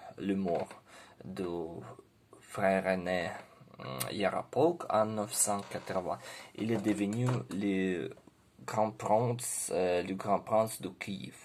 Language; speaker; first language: French; non-native, learner; Ukrainian